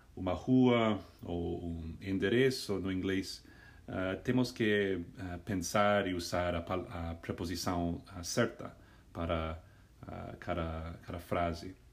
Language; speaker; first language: Portuguese; non-native, learner; English